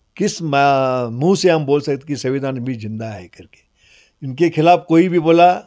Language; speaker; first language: Hindi; non-native, local second language; Marathi